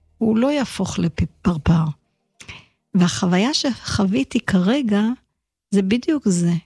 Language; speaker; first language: Hebrew; early bilingual, heritage; Hebrew